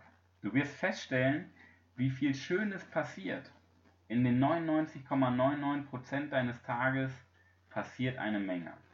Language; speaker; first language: German; native; German